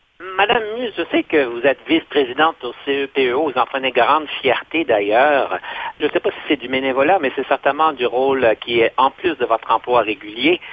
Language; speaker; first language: French; native; French